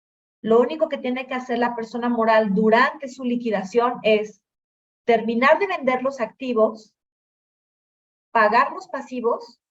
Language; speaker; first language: Spanish; native; Spanish